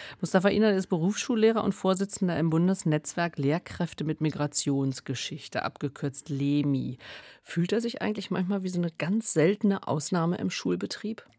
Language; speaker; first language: German; native; German